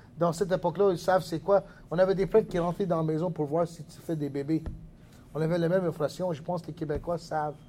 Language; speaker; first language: French; non-native, local second language; English